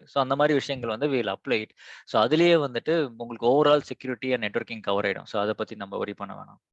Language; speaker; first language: Tamil; native; Tamil